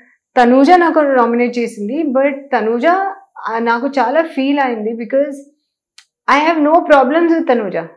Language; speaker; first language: Telugu; non-native, learner; Hindi